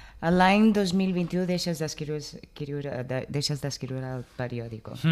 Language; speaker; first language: Catalan; non-native, local second language; Spanish